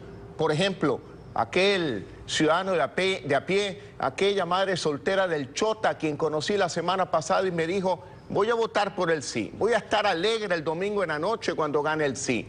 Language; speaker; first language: Spanish; native; Spanish